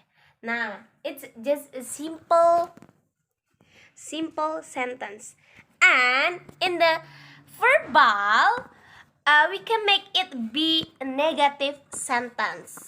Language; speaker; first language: English; non-native, learner; Indonesian